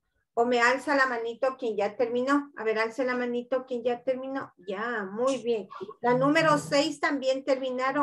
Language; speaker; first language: Spanish; native; Spanish